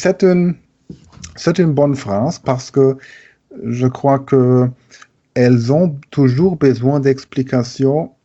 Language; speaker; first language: French; non-native, learner; German